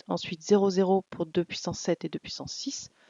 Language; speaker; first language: French; native; French